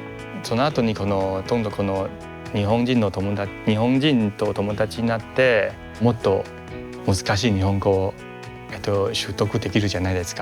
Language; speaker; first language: Japanese; non-native, fluent; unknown